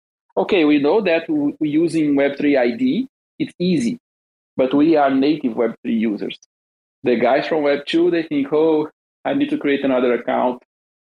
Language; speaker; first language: English; non-native, fluent; Portuguese